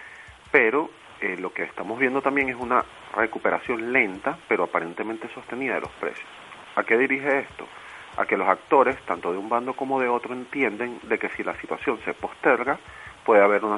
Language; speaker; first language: Spanish; native; Spanish